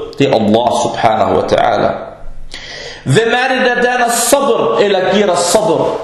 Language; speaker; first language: Danish; non-native, fluent; Arabic